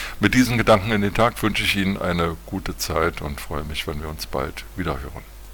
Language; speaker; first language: German; native; German